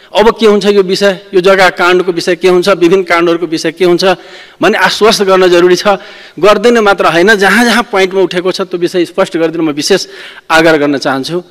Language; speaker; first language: Nepali; non-native, local second language; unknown